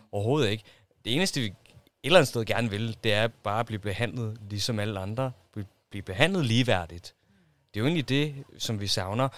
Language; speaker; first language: Danish; early bilingual, other home language; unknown